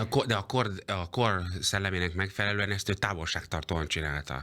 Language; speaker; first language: Hungarian; native; Hungarian